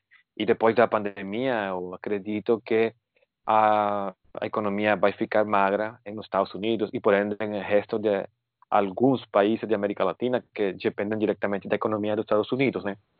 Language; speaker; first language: Portuguese; non-native, fluent; Spanish